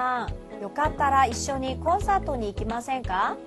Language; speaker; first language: Japanese; non-native, fluent; Korean